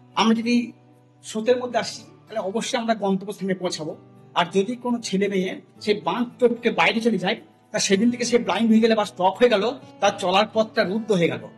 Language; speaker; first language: Bangla; non-native, local second language; Santali